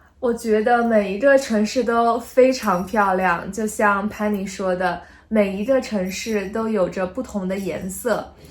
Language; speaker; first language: Chinese; native; Chinese